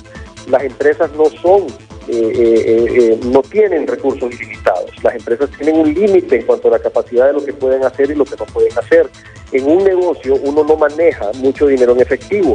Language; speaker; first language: Spanish; native; Spanish